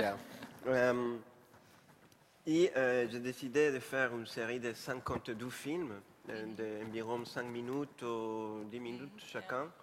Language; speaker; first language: French; non-native, fluent; Spanish